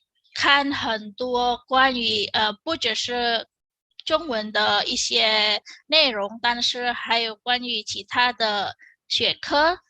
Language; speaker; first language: Chinese; non-native, fluent; Indonesian